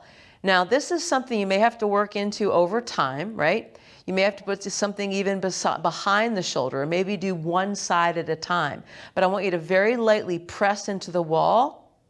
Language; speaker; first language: English; native; English